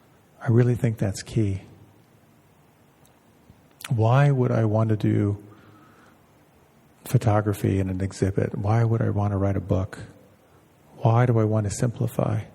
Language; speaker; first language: English; native; English